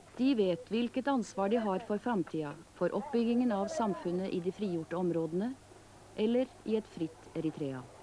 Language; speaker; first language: Norwegian; native; Norwegian